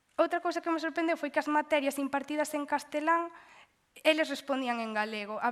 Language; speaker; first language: Galician; native; Galician